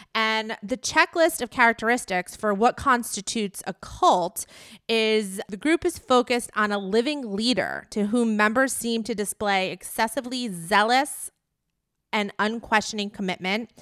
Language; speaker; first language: English; native; English